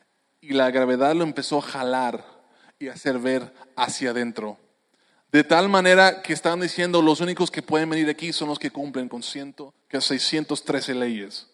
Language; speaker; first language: Spanish; native; Spanish